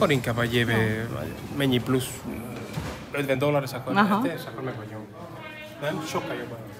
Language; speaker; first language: Hungarian; non-native, learner; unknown